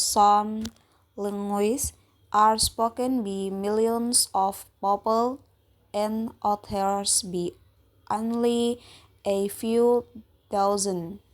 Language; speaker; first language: English; non-native, learner; Indonesian